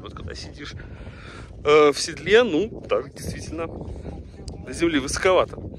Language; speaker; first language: Russian; native; Russian